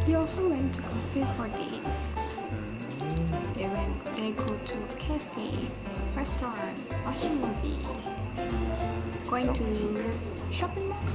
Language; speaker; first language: English; non-native, local second language; Malay